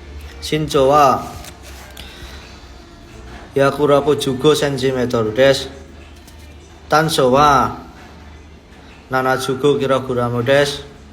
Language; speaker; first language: Japanese; non-native, learner; Indonesian